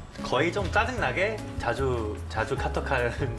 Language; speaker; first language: Korean; non-native, fluent; English